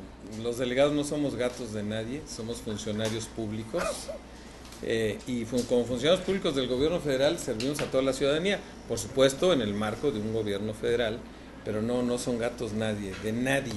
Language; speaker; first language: Spanish; native; Spanish